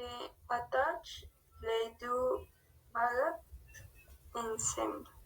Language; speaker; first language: French; non-native, learner; Spanish